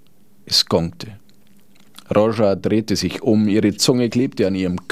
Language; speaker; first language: German; native; German